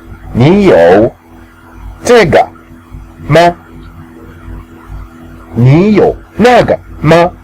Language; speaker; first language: Chinese; non-native, fluent; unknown